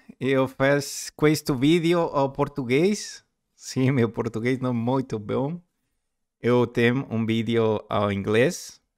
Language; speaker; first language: Portuguese; non-native, learner; Spanish